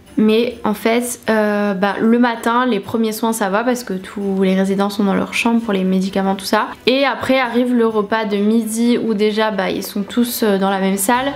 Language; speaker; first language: French; native; French